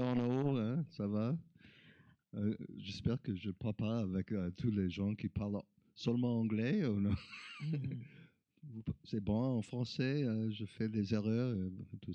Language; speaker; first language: French; non-native, learner; English